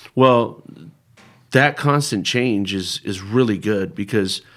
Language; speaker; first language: English; early bilingual, other home language; Spanish